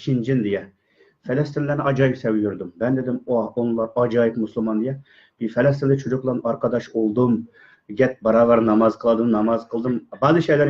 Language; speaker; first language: Turkish; non-native, learner; Uyghur